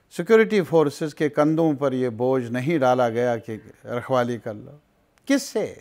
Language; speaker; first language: Urdu; non-native, local second language; Kashmiri